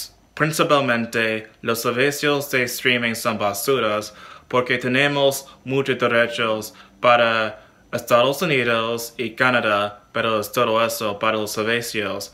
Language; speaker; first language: Spanish; non-native, learner; English